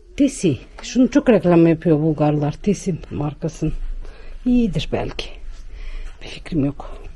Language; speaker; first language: Turkish; native; Turkish